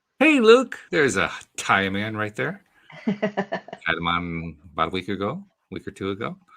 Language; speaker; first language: English; native; English